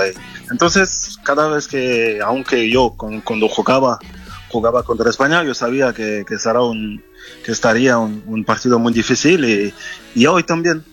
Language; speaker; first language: Spanish; non-native, fluent; French